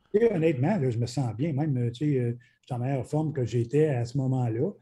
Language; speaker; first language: French; native; French